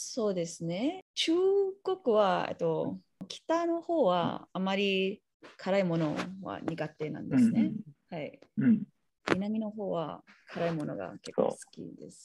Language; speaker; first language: Japanese; non-native, learner; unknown